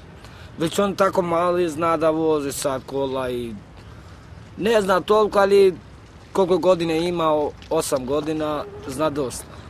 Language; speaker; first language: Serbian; non-native, local second language; Romany